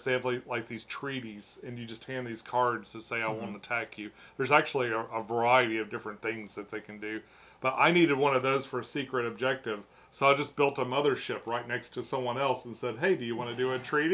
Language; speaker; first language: English; native; English